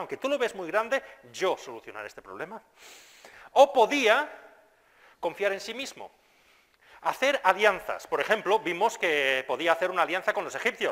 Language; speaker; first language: Spanish; non-native, fluent; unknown